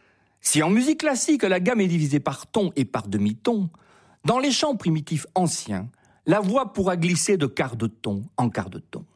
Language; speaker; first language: French; native; French